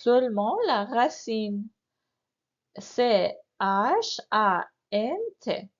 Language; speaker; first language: French; non-native, fluent; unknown